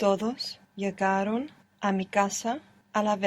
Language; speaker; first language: Spanish; non-native, learner; English